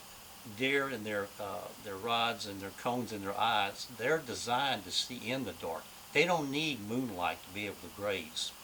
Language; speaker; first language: English; native; English